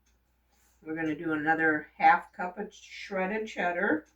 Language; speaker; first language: English; native; English